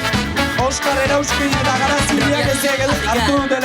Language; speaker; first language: Basque; native; Basque